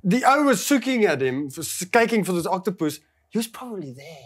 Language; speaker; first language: English; non-native, local second language; Afrikaans